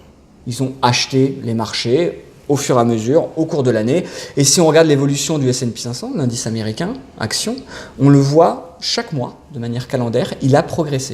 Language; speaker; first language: French; native; French